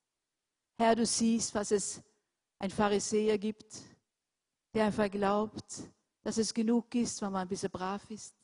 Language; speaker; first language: German; non-native, fluent; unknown